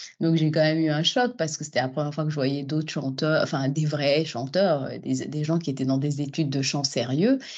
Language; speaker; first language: French; non-native, local second language; Arabic